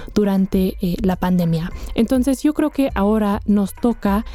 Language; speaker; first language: Spanish; non-native, fluent; English